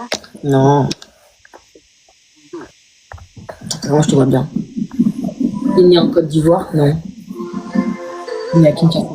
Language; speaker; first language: French; native; French